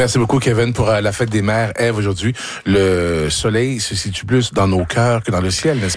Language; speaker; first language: French; native; French